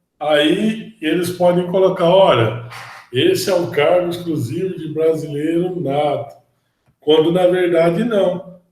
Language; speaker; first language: Portuguese; native; Portuguese